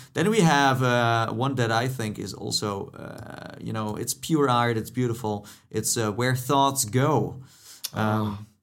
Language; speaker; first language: English; non-native, fluent; Dutch